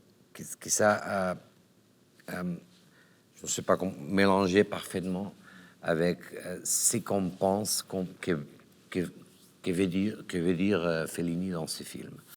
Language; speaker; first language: French; non-native, learner; Catalan